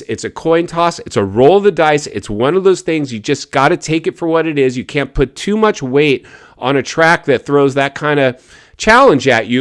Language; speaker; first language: English; native; English